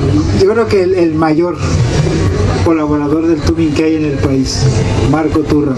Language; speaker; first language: Spanish; native; Spanish